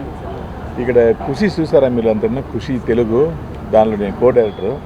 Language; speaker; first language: Telugu; non-native, learner; Tamil